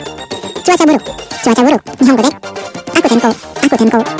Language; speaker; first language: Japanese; non-native, fluent; Indonesian